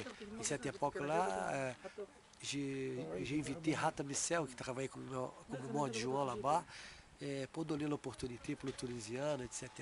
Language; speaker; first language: French; non-native, fluent; Portuguese